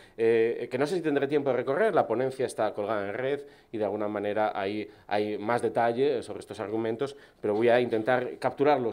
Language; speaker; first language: Spanish; native; Spanish